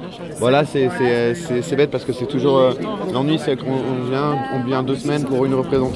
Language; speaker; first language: French; native; French